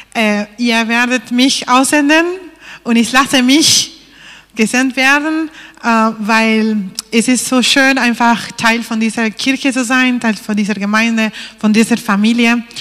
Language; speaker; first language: German; non-native, fluent; Spanish